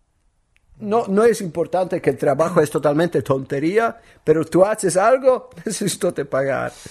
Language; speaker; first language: Spanish; non-native, learner; Polish